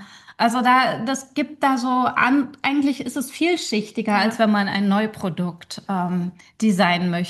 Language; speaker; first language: German; native; German